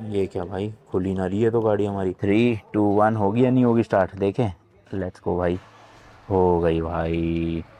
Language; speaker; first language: Hindi; native; Hindi